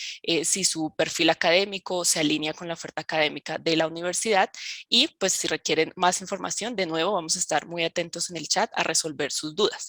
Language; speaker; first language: Spanish; native; Spanish